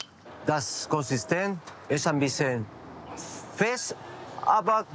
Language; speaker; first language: German; non-native, learner; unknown